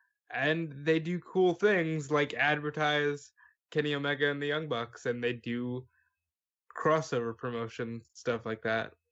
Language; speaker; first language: English; native; English